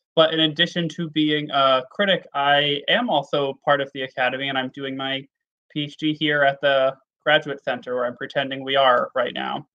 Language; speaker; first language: English; native; English